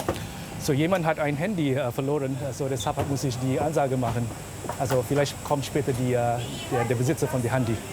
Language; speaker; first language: German; non-native, fluent; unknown